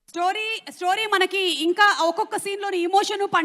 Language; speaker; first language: Telugu; native; Telugu